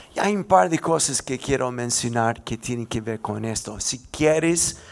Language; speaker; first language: Spanish; non-native, fluent; English